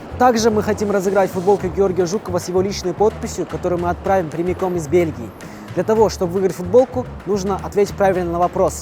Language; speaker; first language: Russian; native; Russian